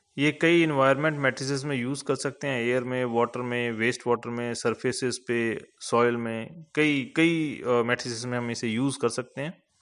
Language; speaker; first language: Hindi; non-native, local second language; Punjabi